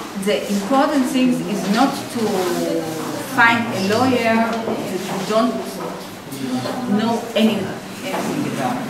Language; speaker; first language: English; non-native, fluent; Hebrew